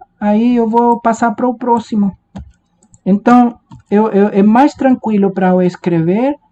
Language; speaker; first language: Portuguese; non-native, fluent; Spanish